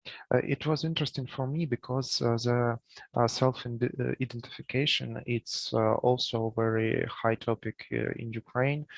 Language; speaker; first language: English; non-native, learner; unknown